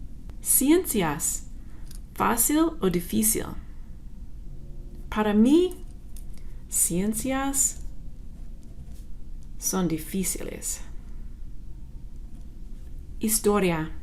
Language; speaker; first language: Spanish; non-native, fluent; English